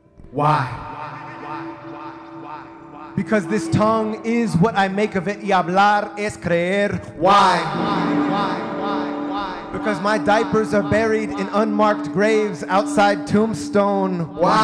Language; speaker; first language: English; native; English